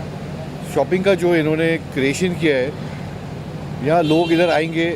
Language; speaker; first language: Hindi; native; Hindi